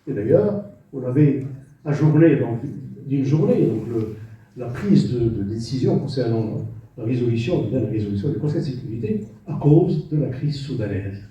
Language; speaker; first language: French; non-native, local second language; Arabic